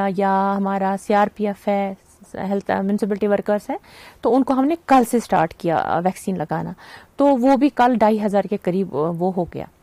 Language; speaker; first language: Hindi; non-native, local second language; Kashmiri